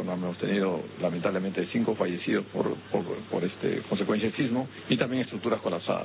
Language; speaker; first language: Spanish; native; Spanish